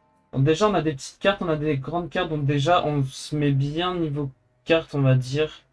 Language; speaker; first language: French; native; French